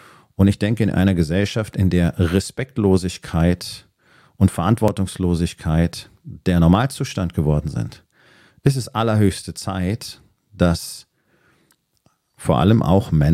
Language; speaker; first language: German; native; German